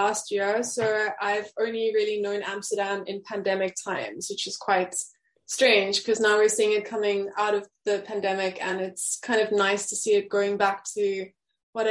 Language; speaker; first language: English; native; English